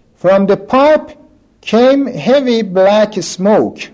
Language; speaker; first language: English; non-native, fluent; Persian